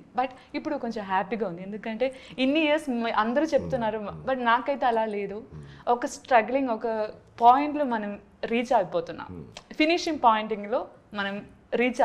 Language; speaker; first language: Telugu; non-native, learner; Malayalam